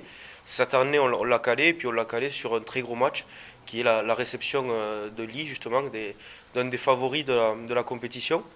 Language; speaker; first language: French; native; French